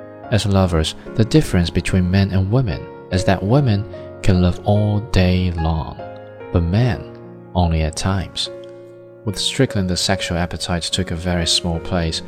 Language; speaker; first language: English; non-native, fluent; Chinese